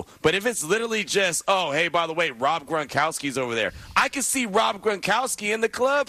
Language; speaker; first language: English; native; English